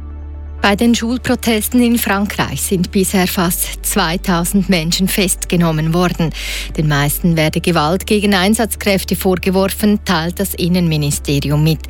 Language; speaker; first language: German; native; German